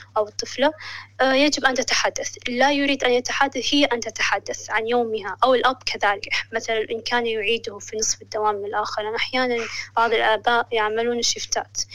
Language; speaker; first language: Arabic; non-native, local second language; Somali